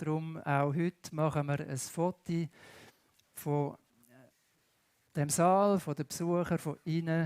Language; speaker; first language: German; native; German